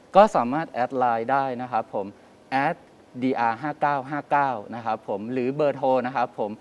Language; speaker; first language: Thai; native; Thai